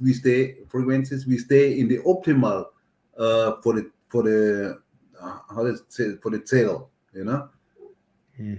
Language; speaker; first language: English; non-native, learner; German